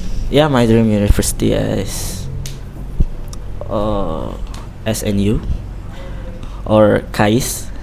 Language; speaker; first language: English; non-native, learner; Indonesian